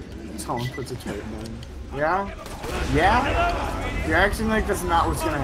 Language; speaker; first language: English; native; English